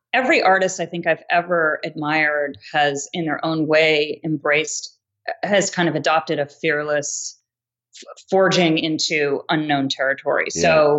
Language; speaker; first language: English; native; English